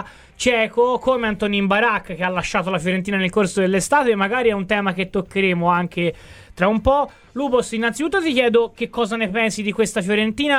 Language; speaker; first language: Italian; native; Italian